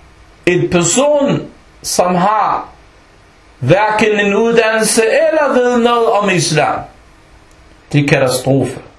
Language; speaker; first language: Danish; non-native, local second language; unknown